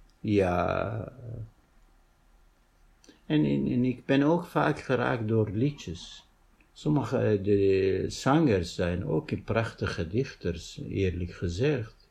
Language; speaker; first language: Dutch; non-native, fluent; Arabic